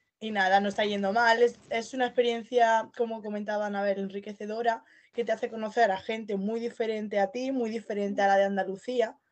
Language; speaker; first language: Spanish; native; Spanish